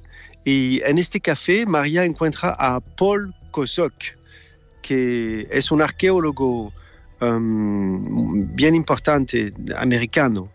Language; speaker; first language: Spanish; non-native, fluent; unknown